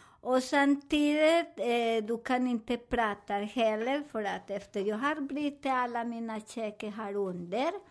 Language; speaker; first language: Swedish; non-native, learner; Spanish